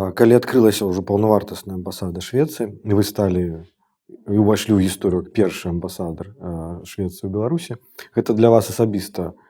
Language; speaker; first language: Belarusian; non-native, local second language; Russian